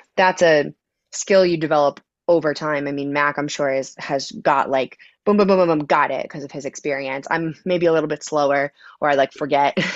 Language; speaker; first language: English; native; English